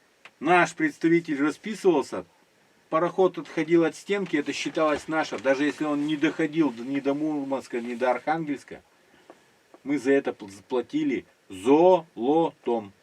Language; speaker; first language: Russian; native; Russian